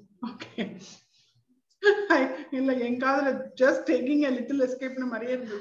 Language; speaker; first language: English; non-native, local second language; Tamil